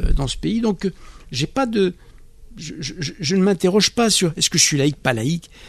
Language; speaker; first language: French; native; French